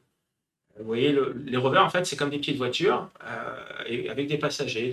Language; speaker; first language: French; native; French